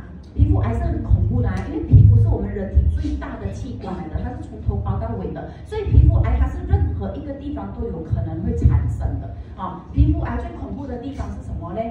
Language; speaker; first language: Chinese; native; Chinese